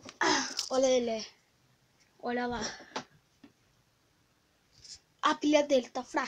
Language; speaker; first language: Portuguese; native; Portuguese